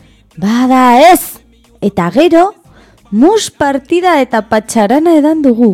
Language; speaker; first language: Basque; non-native, local second language; Spanish